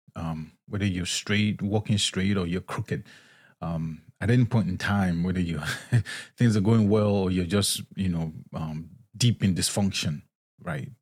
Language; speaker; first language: English; non-native, local second language; Yoruba